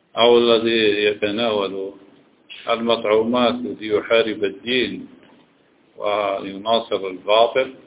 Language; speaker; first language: Arabic; native; Arabic